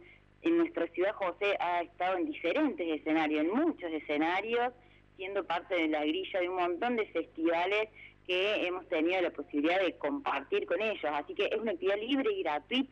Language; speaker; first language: Spanish; native; Spanish